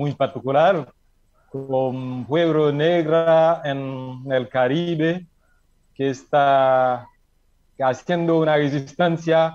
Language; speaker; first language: Spanish; non-native, learner; Haitian Creole